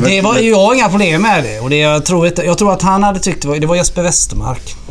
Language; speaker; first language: Swedish; native; Swedish